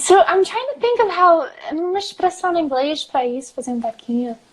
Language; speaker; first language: Portuguese; non-native, fluent; English